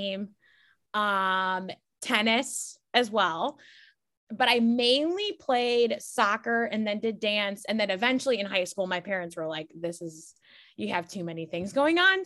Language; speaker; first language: English; native; English